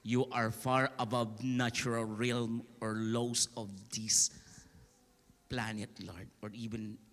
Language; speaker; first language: English; non-native, local second language; Filipino